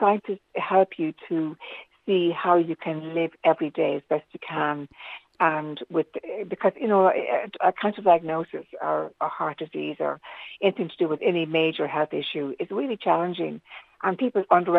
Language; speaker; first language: English; native; English